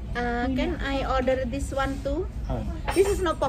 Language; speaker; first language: English; non-native, learner; Indonesian